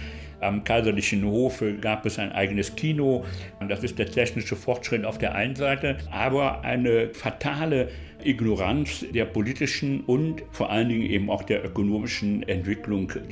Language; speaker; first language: German; native; German